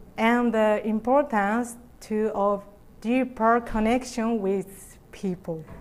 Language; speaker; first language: English; non-native, learner; Japanese